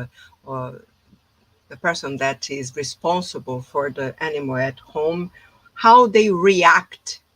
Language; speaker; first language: English; non-native, fluent; Portuguese